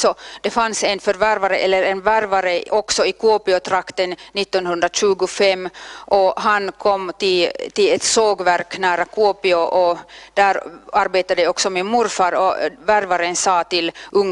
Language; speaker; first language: Swedish; non-native, local second language; Finnish